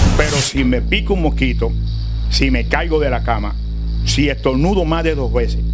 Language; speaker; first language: Spanish; native; Spanish